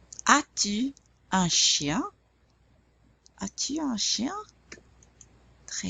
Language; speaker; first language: French; non-native, fluent; English